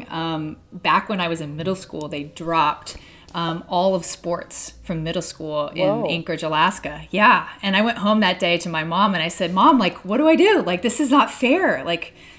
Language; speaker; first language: English; native; English